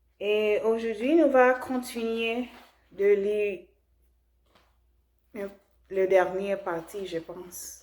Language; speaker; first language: French; non-native, learner; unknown